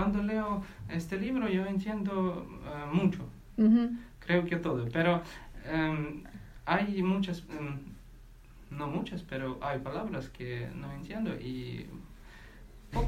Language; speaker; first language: Spanish; non-native, learner; Ukrainian